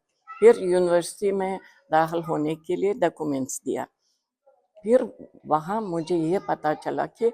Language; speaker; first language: Hindi; non-native, fluent; Uzbek